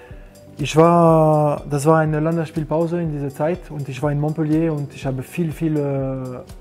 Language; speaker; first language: German; non-native, learner; French